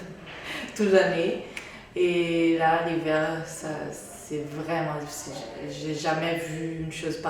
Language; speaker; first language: French; non-native, fluent; Portuguese